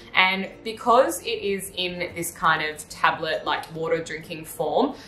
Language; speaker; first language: English; native; English